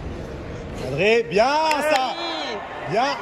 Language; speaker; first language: French; native; French